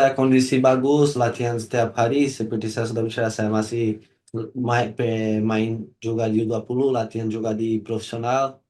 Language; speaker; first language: Indonesian; non-native, learner; Portuguese